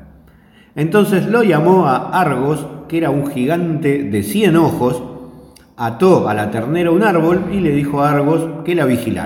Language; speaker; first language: Spanish; native; Spanish